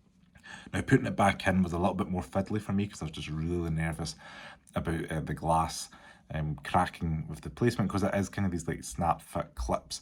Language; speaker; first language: English; native; English